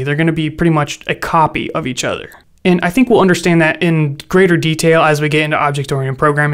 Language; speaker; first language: English; native; English